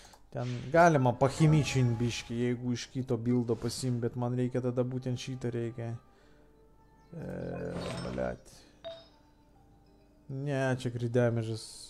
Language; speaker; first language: Lithuanian; native; Lithuanian